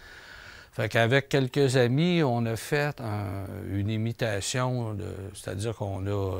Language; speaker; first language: French; native; French